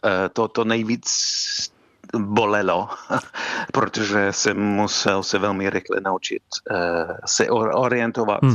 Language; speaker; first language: Czech; non-native, fluent; English